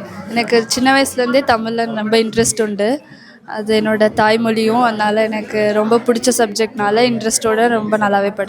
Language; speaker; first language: Tamil; early bilingual, heritage; Tamil